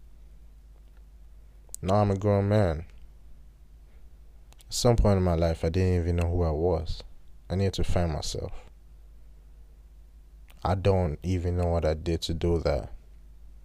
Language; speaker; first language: English; non-native, local second language; German